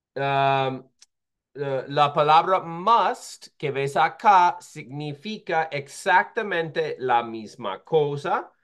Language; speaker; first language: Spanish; non-native, fluent; English